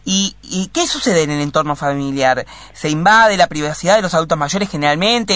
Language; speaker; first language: Spanish; native; Spanish